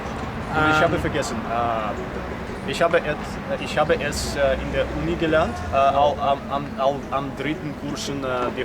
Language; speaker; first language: German; non-native, learner; Ukrainian